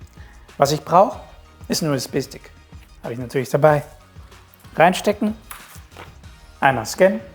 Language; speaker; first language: German; native; German